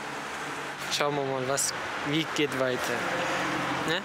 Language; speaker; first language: German; non-native, learner; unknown